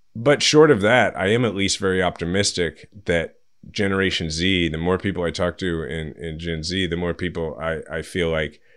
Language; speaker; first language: English; native; English